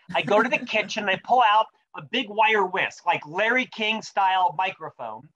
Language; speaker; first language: English; native; English